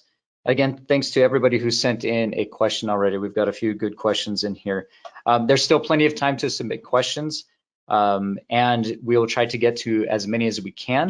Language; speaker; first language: English; native; English